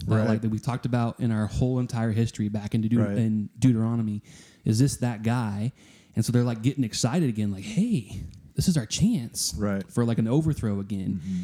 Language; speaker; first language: English; native; English